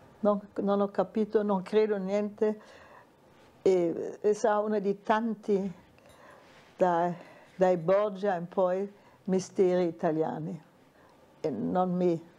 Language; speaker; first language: Italian; non-native, fluent; German